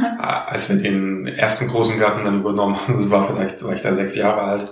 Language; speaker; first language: German; native; German